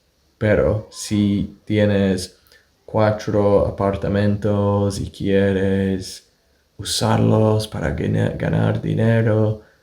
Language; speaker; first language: Spanish; non-native, fluent; English